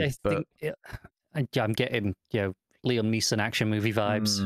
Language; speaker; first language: English; native; English